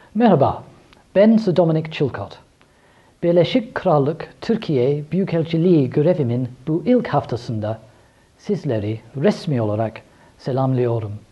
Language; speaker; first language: Turkish; non-native, fluent; English